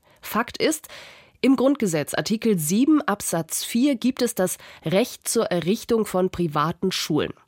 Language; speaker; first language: German; native; German